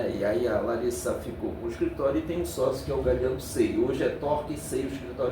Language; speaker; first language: Portuguese; native; Portuguese